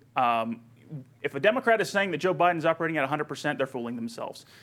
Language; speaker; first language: English; native; English